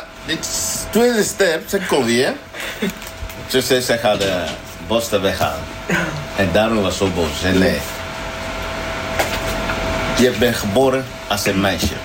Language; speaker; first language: Dutch; non-native, learner; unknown